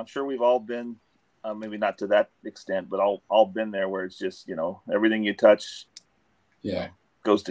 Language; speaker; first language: English; native; English